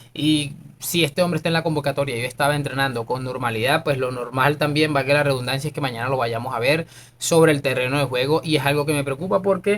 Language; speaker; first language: Spanish; native; Spanish